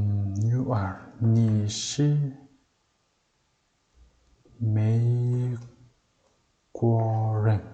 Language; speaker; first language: Chinese; non-native, learner; Mongolian